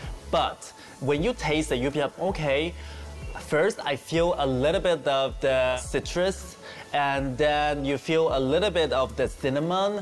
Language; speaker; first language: English; non-native, fluent; Chinese